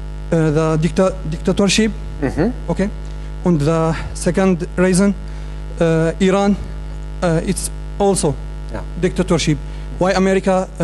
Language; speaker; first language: English; non-native, learner; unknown